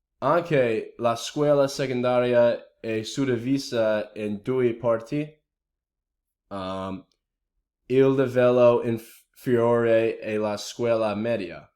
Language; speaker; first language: Italian; non-native, learner; English